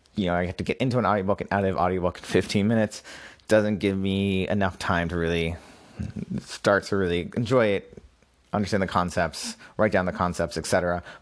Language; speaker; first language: English; native; English